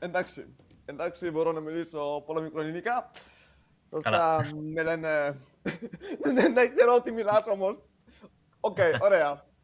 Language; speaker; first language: Greek; non-native, learner; Italian